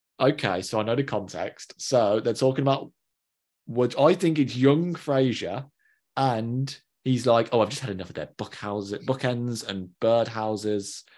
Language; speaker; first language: English; native; English